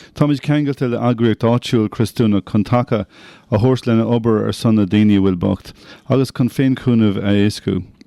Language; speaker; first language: Irish; non-native, local second language; English